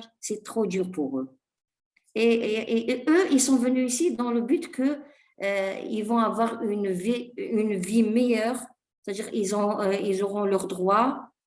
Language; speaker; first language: French; non-native, fluent; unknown